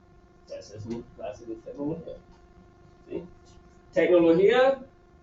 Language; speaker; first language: Spanish; non-native, fluent; English